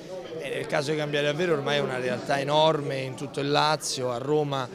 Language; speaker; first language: Italian; native; Italian